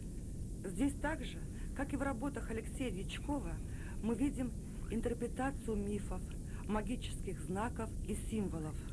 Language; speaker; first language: Russian; native; Russian